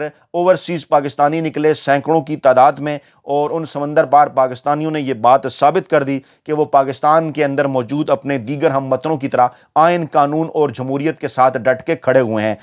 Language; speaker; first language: Urdu; native; Urdu